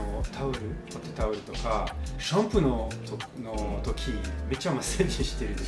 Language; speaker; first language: Japanese; non-native, learner; French